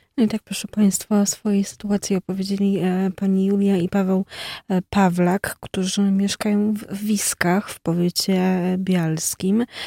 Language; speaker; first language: Polish; native; Polish